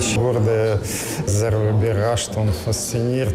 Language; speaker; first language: German; non-native, learner; Russian